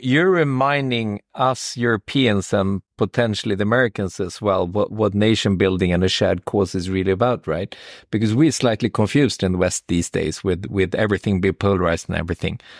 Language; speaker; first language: English; non-native, fluent; Swedish